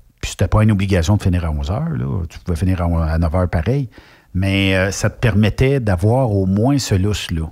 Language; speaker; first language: French; native; French